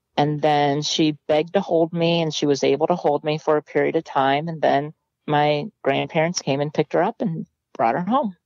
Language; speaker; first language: English; native; English